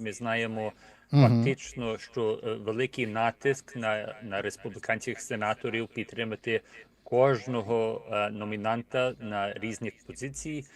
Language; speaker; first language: Ukrainian; early bilingual, heritage; Ukrainian